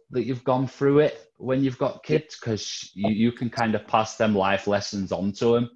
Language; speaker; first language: English; native; English